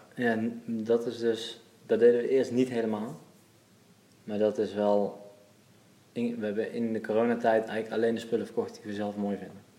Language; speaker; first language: Dutch; native; Dutch